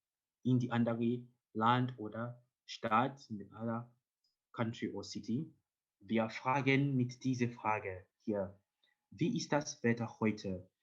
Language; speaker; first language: German; non-native, learner; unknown